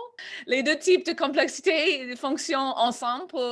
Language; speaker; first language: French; non-native, fluent; English